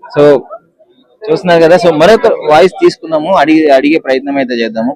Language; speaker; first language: Telugu; native; Telugu